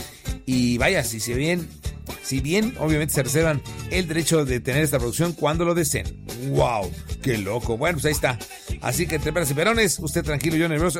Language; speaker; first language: Spanish; native; Spanish